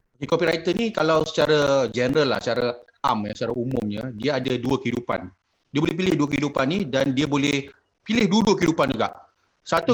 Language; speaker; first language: Malay; native; Malay